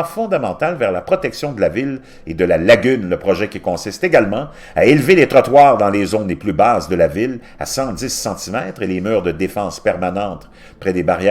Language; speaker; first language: French; native; French